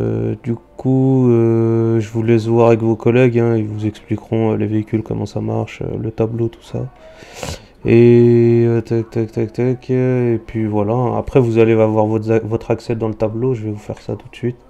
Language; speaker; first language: French; native; French